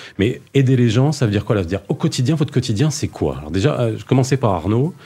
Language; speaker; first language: French; native; French